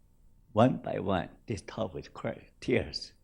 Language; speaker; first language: English; non-native, fluent; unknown